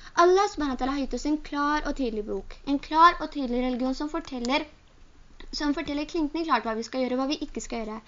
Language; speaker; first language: Norwegian; early bilingual, other home language; Urdu